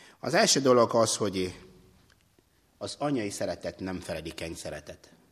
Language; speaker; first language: Hungarian; non-native, fluent; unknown